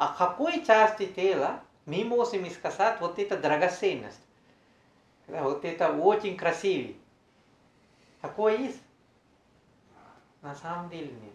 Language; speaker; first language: Russian; non-native, learner; Sinhala